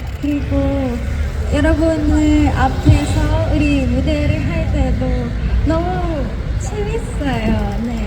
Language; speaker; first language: Korean; non-native, learner; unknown